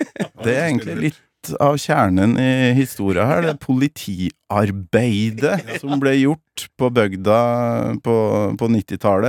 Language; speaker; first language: Norwegian; native; Norwegian